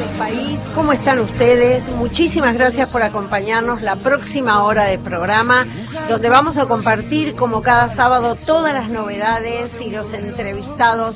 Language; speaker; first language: Spanish; native; Spanish